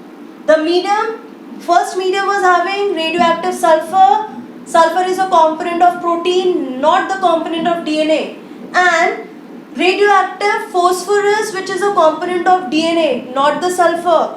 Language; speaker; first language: English; non-native, local second language; Hindi